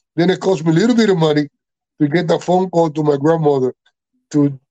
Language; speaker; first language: English; non-native, learner; Spanish